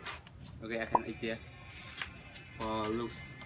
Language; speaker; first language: English; non-native, learner; Vietnamese